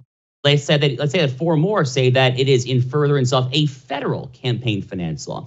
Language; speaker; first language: English; native; English